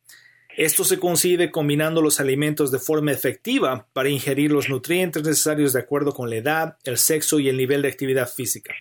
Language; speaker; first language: Spanish; native; Spanish